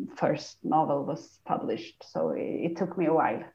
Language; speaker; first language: English; non-native, fluent; Swedish